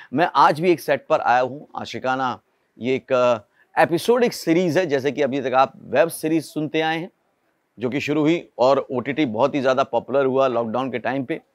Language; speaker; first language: Hindi; native; Hindi